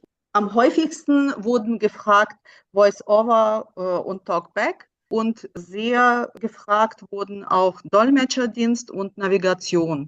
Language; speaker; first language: German; non-native, fluent; Russian